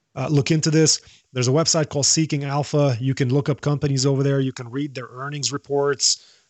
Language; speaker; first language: English; non-native, fluent; Arabic